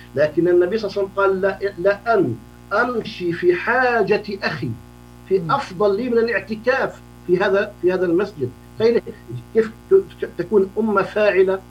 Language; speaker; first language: Arabic; native; Arabic